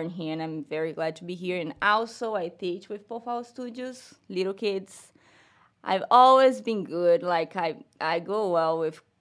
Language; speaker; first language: English; non-native, learner; Portuguese